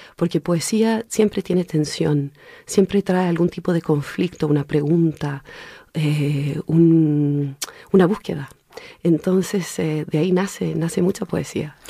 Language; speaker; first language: Spanish; early bilingual, heritage; Spanish